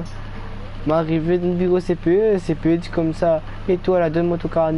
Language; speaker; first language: French; non-native, local second language; Réunion Creole French